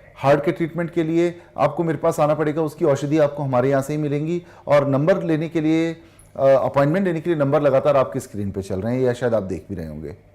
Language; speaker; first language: Hindi; native; Hindi